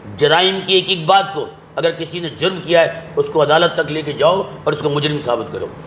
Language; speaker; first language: Urdu; native; Urdu